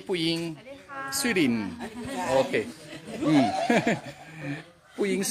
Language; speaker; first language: Thai; non-native, learner; French